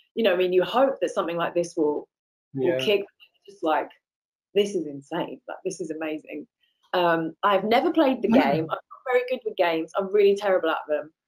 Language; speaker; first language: English; native; English